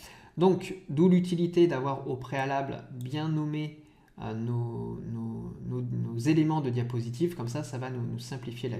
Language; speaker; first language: French; native; French